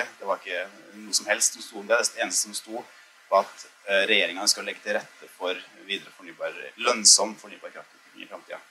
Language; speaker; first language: Norwegian; native; Norwegian